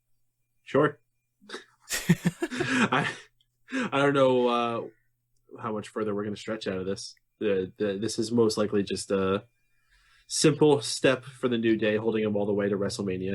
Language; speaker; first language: English; native; English